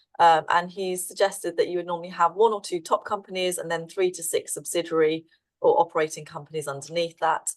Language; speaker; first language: English; native; English